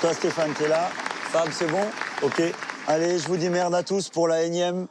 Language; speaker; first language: French; native; French